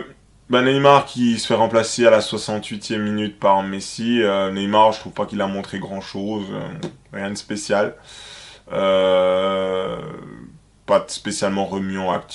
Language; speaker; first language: French; native; French